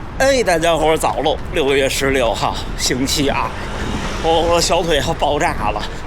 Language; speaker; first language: Chinese; native; Chinese